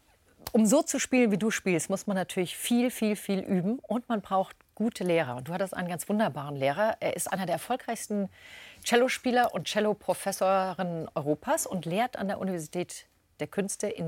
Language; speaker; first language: German; native; German